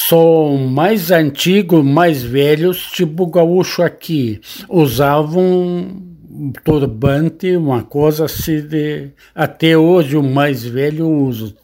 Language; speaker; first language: Portuguese; non-native, learner; Arabic